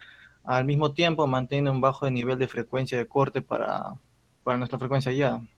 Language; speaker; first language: Spanish; native; Spanish